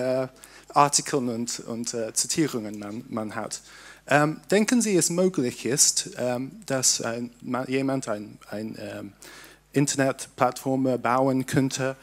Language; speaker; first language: German; non-native, fluent; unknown